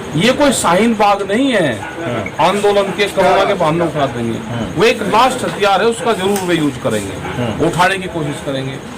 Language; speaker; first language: Hindi; native; Hindi